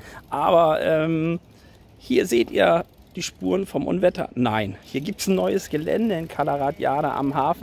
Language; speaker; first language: German; native; German